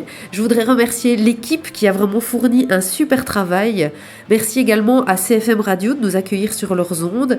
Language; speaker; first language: French; native; French